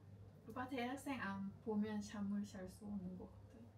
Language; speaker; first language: Korean; non-native, learner; Thai